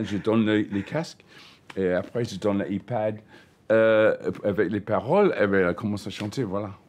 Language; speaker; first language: French; non-native, learner; English